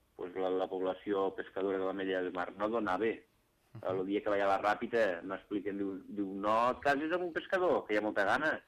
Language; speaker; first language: Catalan; native; Catalan